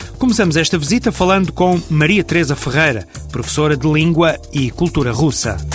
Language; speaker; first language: Portuguese; non-native, local second language; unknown